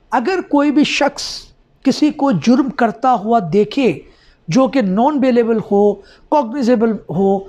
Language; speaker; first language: Urdu; non-native, local second language; Punjabi